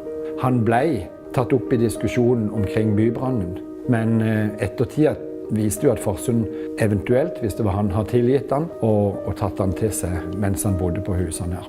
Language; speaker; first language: Norwegian; native; Norwegian